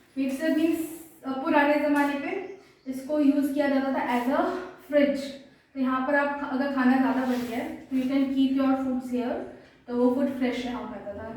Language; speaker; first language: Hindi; non-native, local second language; Bangla